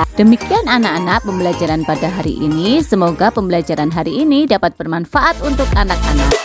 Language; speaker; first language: Indonesian; native; Indonesian